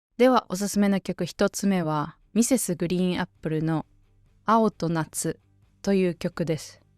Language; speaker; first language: Japanese; native; Japanese